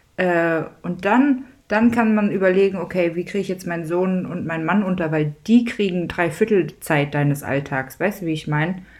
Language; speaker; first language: German; native; German